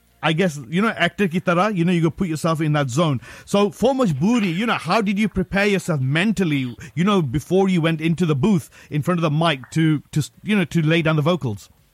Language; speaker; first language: English; early bilingual, other home language; Hindi